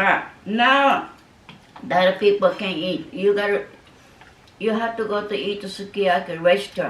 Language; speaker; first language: English; non-native, learner; Japanese